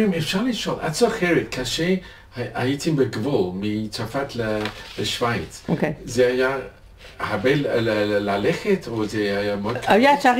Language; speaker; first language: Hebrew; non-native, learner; English